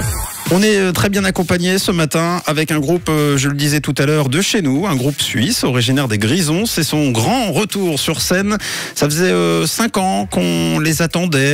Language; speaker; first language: French; native; French